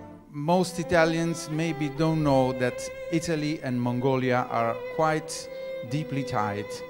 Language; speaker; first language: English; non-native, fluent; Italian